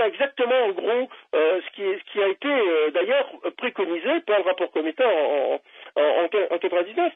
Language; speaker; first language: French; native; French